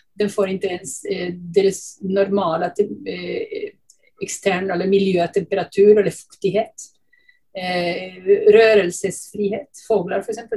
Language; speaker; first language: Norwegian; non-native, fluent; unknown